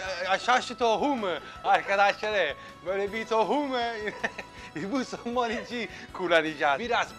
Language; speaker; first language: Turkish; non-native, fluent; Italian